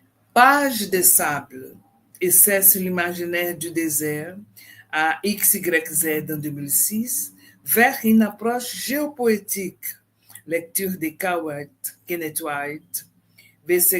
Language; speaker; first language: French; non-native, fluent; Portuguese